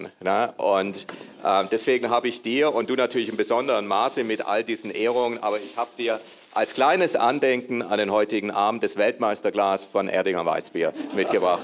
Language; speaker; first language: German; native; German